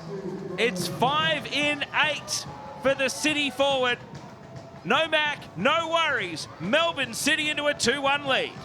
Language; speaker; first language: English; native; English